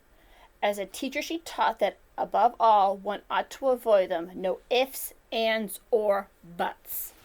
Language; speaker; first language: English; native; English